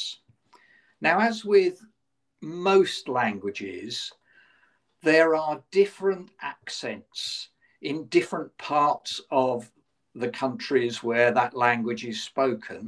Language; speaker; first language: English; native; English